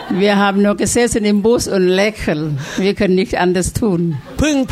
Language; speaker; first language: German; non-native, learner; Thai